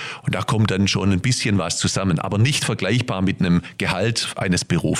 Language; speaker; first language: German; native; German